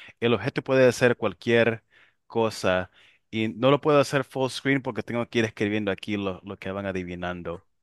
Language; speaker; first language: Spanish; non-native, local second language; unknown